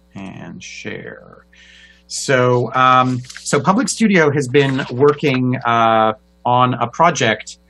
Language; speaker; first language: English; native; English